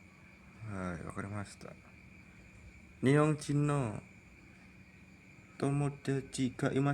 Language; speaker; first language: Japanese; non-native, fluent; Indonesian